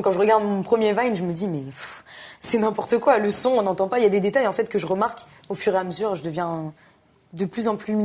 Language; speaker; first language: French; native; French